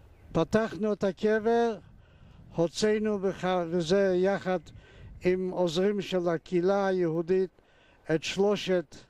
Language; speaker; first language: Hebrew; non-native, fluent; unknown